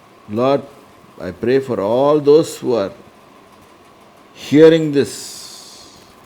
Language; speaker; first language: English; non-native, local second language; Tamil